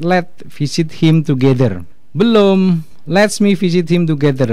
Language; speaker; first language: English; non-native, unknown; Indonesian